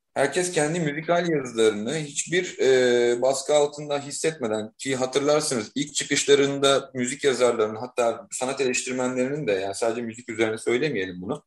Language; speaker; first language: Turkish; native; Turkish